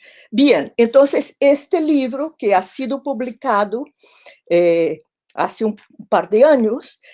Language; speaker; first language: Spanish; non-native, fluent; Portuguese